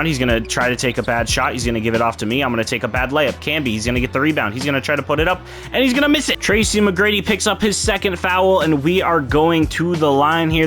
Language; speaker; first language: English; native; English